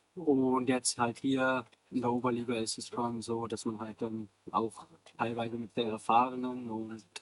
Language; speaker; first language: German; native; German